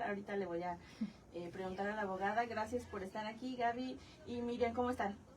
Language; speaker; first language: Spanish; native; Spanish